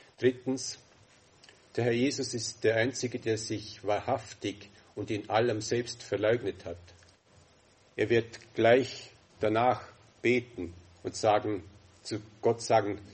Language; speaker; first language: German; native; German